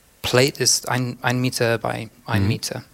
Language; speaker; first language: German; non-native, learner; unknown